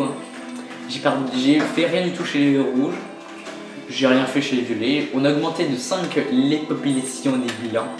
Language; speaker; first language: French; native; French